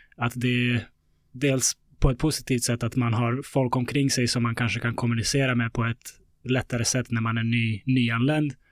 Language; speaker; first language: Swedish; early bilingual, other home language; Bosnian